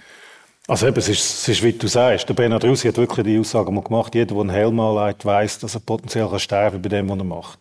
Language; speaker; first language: German; native; German